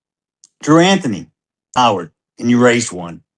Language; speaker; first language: English; native; English